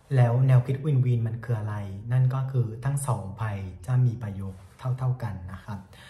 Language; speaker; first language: Thai; non-native, fluent; Vietnamese